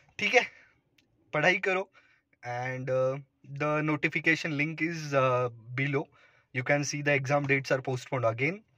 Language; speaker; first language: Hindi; non-native, local second language; Marathi